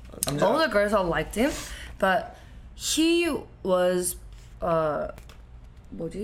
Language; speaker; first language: English; non-native, fluent; Korean